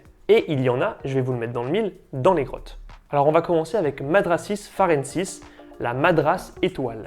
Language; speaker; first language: French; native; French